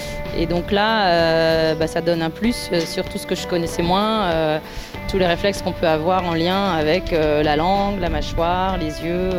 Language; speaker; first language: French; native; French